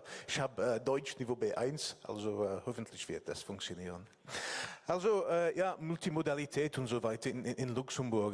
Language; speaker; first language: German; non-native, learner; English